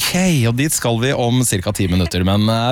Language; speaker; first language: Norwegian; native; Norwegian